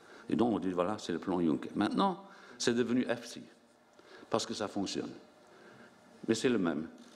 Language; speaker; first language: French; non-native, local second language; Luxembourgish